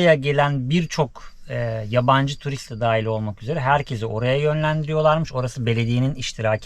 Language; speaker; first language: Turkish; native; Turkish